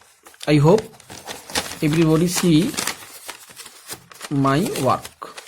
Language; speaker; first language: English; non-native, local second language; Bangla